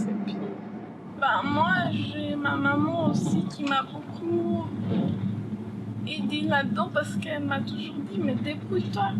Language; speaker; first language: French; native; French